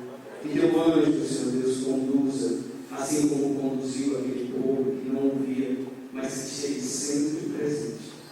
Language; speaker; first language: Portuguese; native; Portuguese